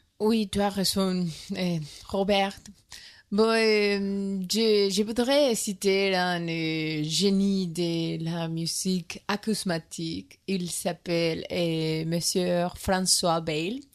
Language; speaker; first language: French; non-native, learner; Spanish